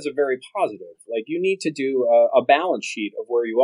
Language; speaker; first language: English; native; English